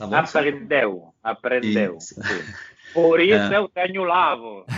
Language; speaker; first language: Portuguese; non-native, learner; Italian